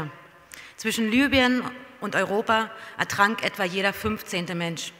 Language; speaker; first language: German; native; German